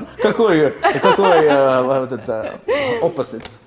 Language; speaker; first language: Russian; non-native, learner; Finnish